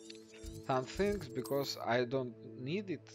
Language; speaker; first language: English; non-native, learner; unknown